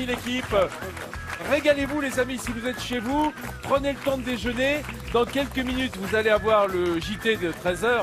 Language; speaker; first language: French; native; French